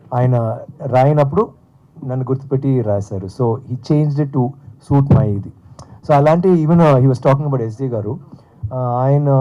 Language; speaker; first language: Telugu; non-native, fluent; Tamil